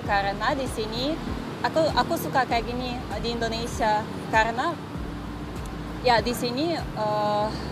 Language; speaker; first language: Indonesian; non-native, fluent; Russian